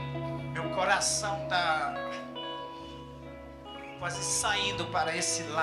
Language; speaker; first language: Portuguese; non-native, fluent; English